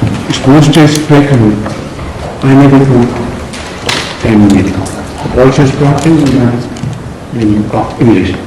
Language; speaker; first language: German; non-native, learner; Punjabi